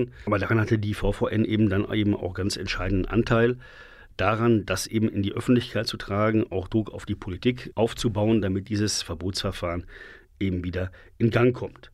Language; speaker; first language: German; native; German